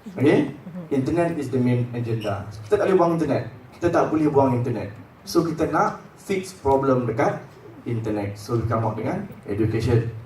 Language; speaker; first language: Malay; native; Malay